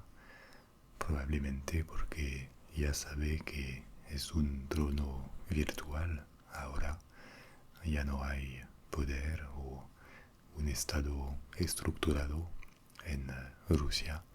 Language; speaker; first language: Spanish; non-native, fluent; French